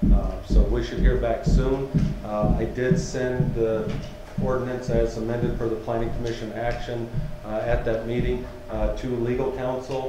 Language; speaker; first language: English; native; English